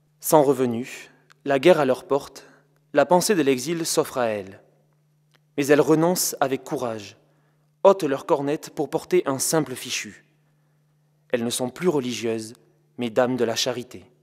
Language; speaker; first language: French; native; French